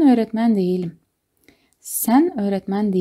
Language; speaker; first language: Turkish; non-native, fluent; Kazakh